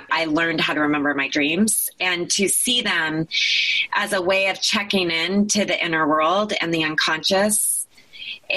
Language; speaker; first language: English; native; English